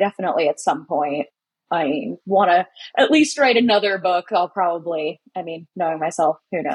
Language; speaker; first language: English; native; English